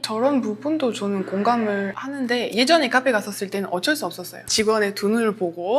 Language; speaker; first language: Korean; non-native, fluent; French